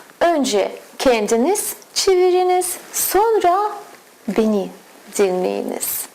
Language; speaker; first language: Turkish; non-native, fluent; Russian